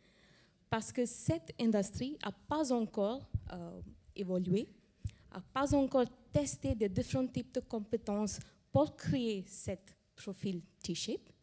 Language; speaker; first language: French; non-native, fluent; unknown